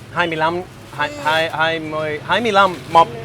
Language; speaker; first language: Vietnamese; non-native, learner; English